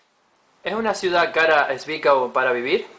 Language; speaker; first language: Spanish; native; Spanish